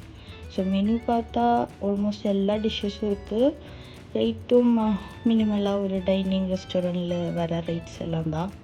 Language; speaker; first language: Tamil; non-native, local second language; Malayalam